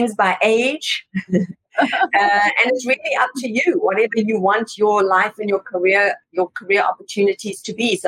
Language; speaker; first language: English; native; English